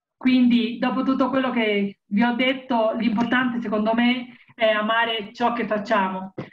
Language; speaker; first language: Italian; native; Italian